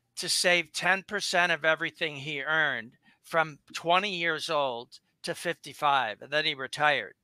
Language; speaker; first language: English; native; English